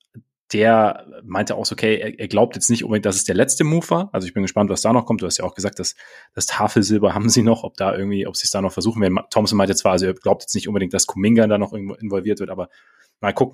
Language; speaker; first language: German; native; German